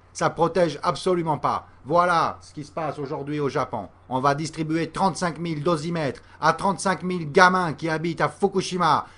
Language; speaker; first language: French; native; French